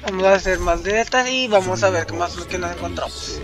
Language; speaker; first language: Spanish; native; Spanish